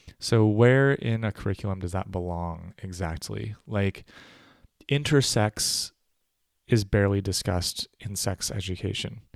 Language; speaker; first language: English; native; English